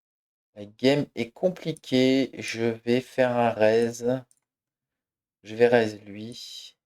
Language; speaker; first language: French; native; French